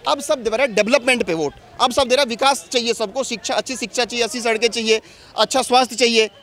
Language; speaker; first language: Hindi; native; Hindi